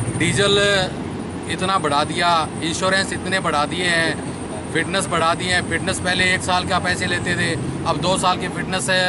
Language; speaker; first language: Hindi; native; Hindi